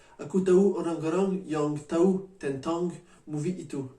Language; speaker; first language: Indonesian; non-native, learner; French